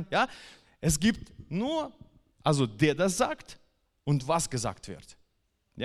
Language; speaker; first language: German; non-native, fluent; Russian